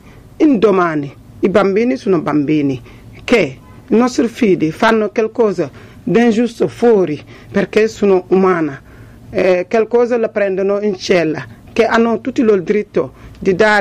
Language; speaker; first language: Italian; non-native, learner; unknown